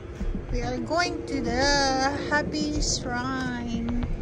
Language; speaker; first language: English; non-native, local second language; Filipino